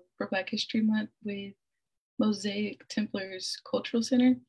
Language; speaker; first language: English; native; English